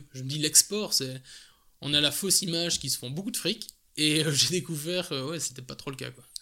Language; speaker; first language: French; native; French